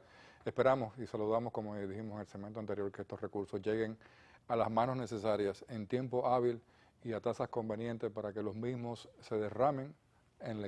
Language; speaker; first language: Spanish; native; Spanish